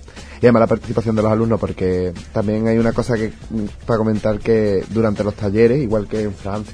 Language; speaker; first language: Spanish; native; Spanish